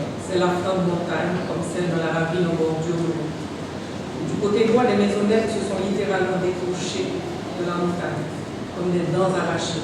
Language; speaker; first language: French; non-native, local second language; Haitian Creole